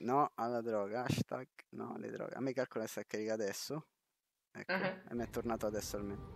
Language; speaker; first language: Italian; native; Italian